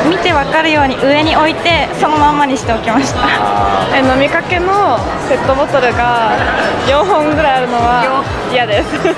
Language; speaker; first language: Japanese; native; Japanese